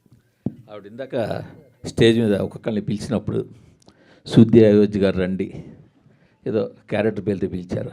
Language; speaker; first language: Telugu; native; Telugu